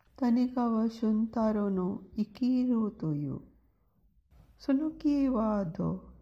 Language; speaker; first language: Japanese; non-native, fluent; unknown